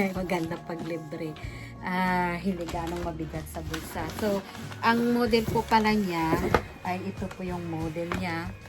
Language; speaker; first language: Filipino; native; Filipino